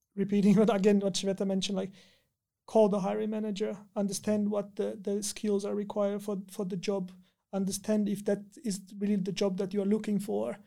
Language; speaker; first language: English; non-native, fluent; Portuguese